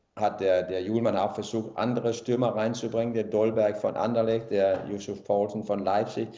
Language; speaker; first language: German; non-native, fluent; Danish